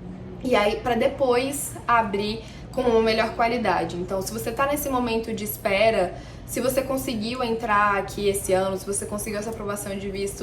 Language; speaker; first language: Portuguese; native; Portuguese